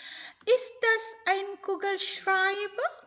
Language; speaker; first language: German; non-native, fluent; Indonesian